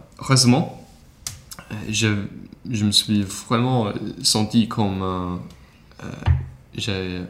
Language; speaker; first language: French; non-native, learner; Swedish